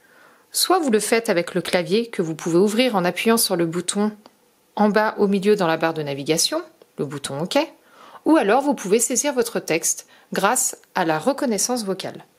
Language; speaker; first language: French; native; French